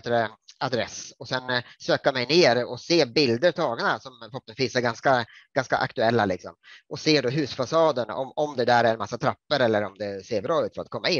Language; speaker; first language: Swedish; native; Swedish